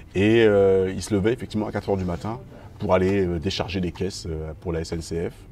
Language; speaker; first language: French; native; French